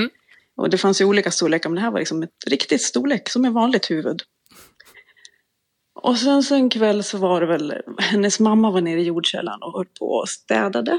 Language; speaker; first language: Swedish; native; Swedish